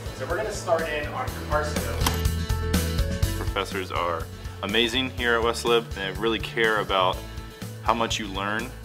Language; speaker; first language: English; native; English